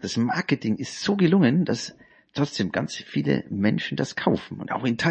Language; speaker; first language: German; native; German